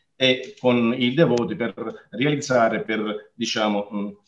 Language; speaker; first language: Italian; native; Italian